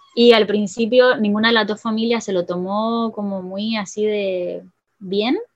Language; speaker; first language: Spanish; native; Spanish